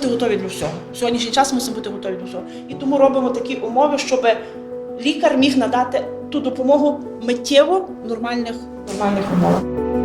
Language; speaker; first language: Ukrainian; native; Ukrainian